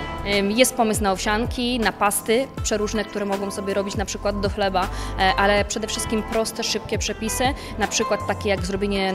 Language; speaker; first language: Polish; native; Polish